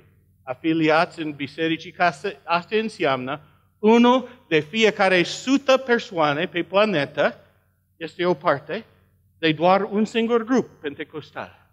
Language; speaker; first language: Romanian; non-native, learner; English